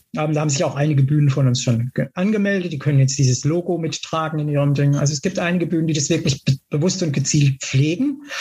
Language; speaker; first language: German; native; German